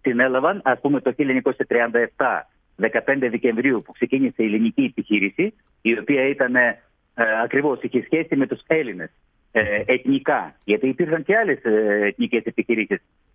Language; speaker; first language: Greek; early bilingual, heritage; Greek